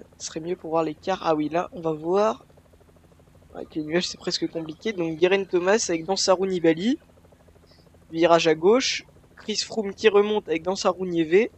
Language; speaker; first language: French; native; French